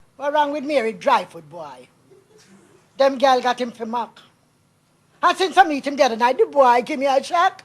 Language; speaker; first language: English; native; English